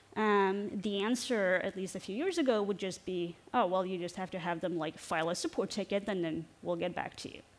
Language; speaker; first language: English; non-native, fluent; Norwegian